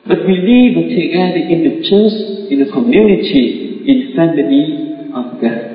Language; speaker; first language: English; non-native, learner; Vietnamese